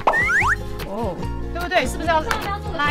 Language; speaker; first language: Chinese; native; Chinese